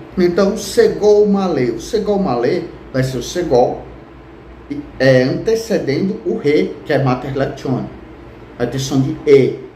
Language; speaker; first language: Portuguese; native; Portuguese